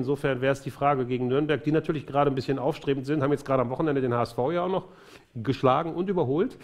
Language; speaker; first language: German; native; German